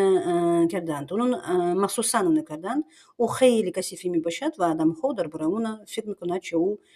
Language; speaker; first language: Persian; non-native, learner; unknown